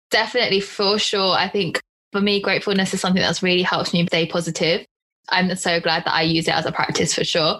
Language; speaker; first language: English; early bilingual, other home language; Punjabi